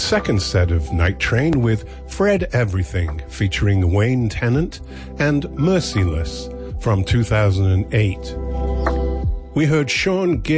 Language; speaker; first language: English; native; English